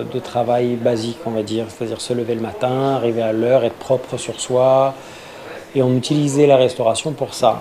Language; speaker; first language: French; native; French